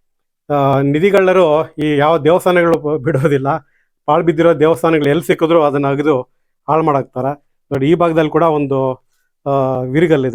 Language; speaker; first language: Kannada; native; Kannada